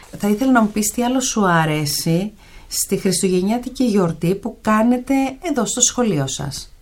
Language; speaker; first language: Greek; native; Greek